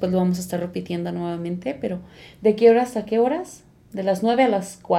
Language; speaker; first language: Spanish; native; Spanish